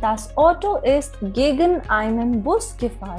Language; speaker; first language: German; non-native, fluent; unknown